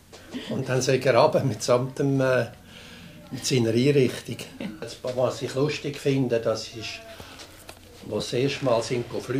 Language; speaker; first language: German; native; German